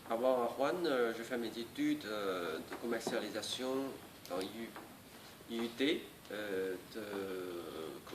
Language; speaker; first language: French; non-native, learner; Chinese